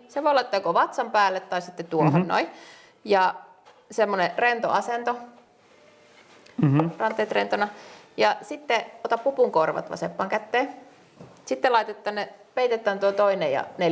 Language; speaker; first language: Finnish; native; Finnish